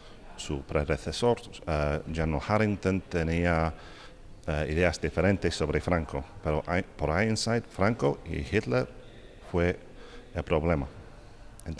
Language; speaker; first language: Spanish; non-native, fluent; English